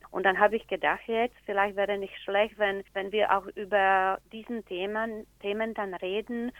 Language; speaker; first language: German; non-native, fluent; Slovak